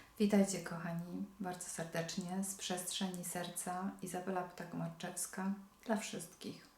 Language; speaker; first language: Polish; native; Polish